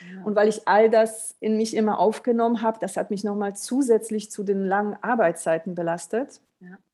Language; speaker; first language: German; early bilingual, other home language; Polish